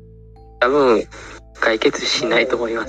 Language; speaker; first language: Japanese; non-native, fluent; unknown